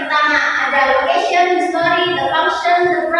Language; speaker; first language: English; non-native, learner; Indonesian